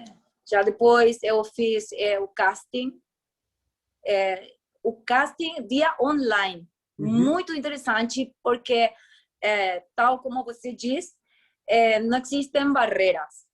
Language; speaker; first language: Portuguese; non-native, learner; Spanish